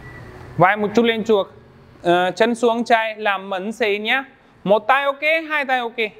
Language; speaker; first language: Vietnamese; non-native, learner; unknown